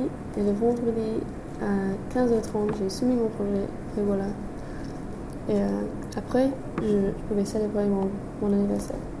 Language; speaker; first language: French; non-native, fluent; English